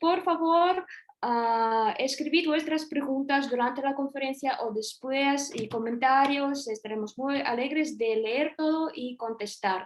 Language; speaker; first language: Spanish; non-native, fluent; Russian